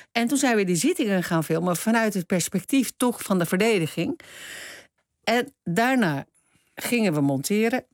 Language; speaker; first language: Dutch; early bilingual, other home language; Turkish